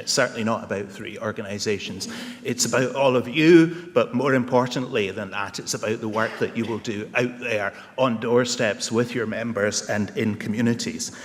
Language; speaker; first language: English; native; English